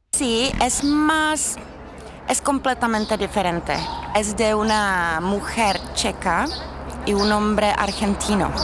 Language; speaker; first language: Spanish; non-native, learner; Czech